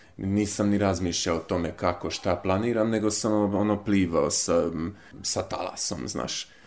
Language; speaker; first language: Serbian; non-native, local second language; Hungarian